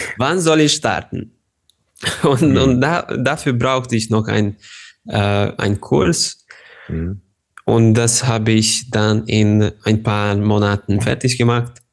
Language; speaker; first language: German; non-native, fluent; Hungarian